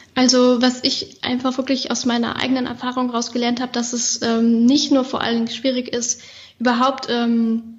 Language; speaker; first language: German; native; German